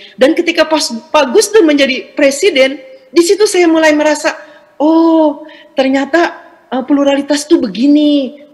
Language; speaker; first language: Indonesian; native; Indonesian